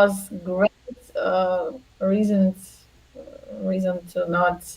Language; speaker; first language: English; non-native, learner; Russian